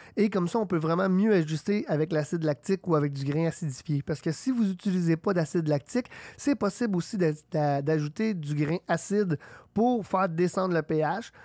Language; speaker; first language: French; native; French